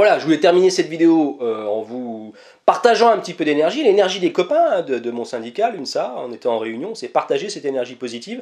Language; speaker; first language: French; native; French